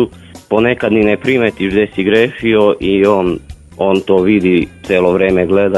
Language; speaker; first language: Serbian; non-native, local second language; Hungarian